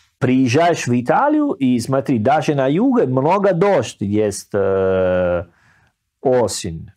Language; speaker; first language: Russian; non-native, learner; Italian